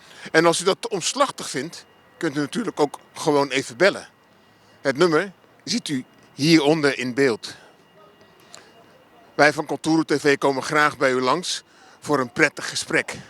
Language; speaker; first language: Dutch; native; Dutch